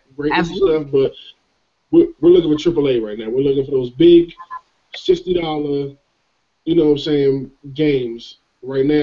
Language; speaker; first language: English; native; English